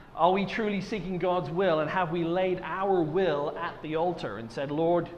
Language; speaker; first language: English; native; English